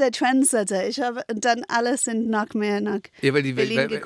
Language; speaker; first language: German; non-native, fluent; English